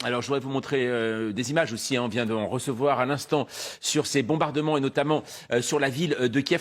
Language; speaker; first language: French; native; French